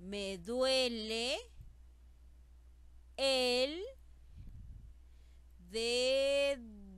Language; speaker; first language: Spanish; native; Spanish